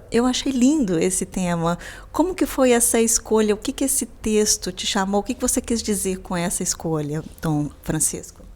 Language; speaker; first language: Portuguese; native; Portuguese